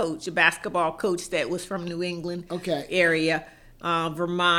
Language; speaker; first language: English; native; English